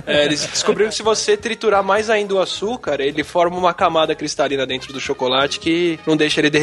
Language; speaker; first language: Portuguese; native; Portuguese